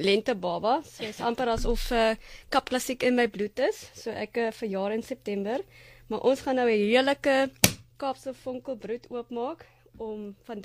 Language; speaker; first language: Afrikaans; non-native, fluent; German